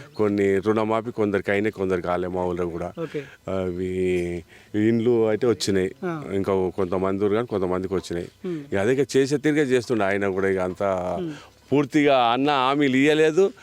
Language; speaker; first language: Telugu; native; Telugu